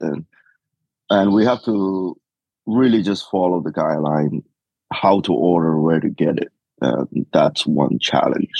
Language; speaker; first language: English; non-native, local second language; Cantonese